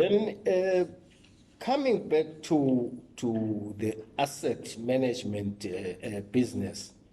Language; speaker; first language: English; non-native, local second language; Swati